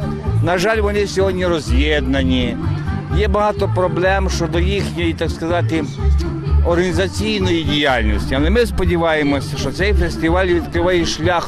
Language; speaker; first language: Ukrainian; native; Ukrainian